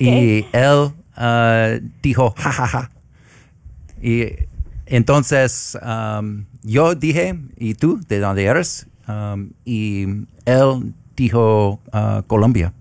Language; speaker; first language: Spanish; non-native, learner; English